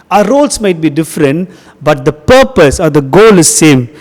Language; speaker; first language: English; non-native, local second language; Tamil